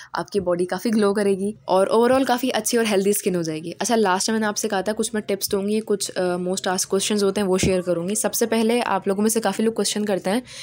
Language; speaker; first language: Urdu; native; Urdu